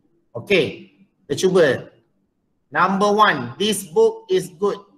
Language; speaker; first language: English; non-native, local second language; Malay